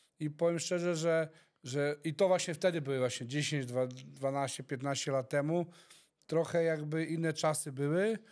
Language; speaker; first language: Polish; early bilingual, heritage; Polish